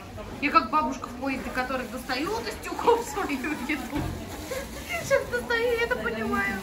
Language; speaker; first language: Russian; native; Russian